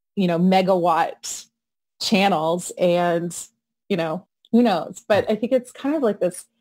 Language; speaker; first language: English; native; English